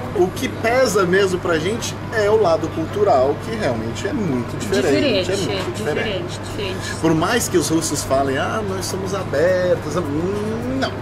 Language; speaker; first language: Portuguese; native; Portuguese